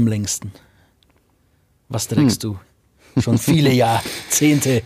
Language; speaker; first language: German; native; German